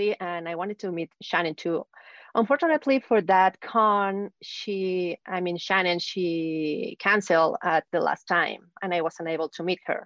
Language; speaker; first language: English; native; English